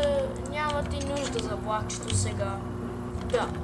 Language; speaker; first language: Bulgarian; early bilingual, heritage; Bulgarian